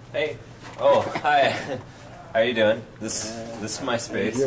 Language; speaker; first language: English; native; English